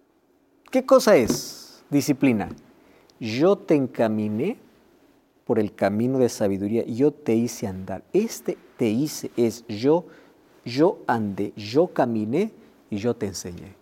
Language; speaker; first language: Spanish; native; Spanish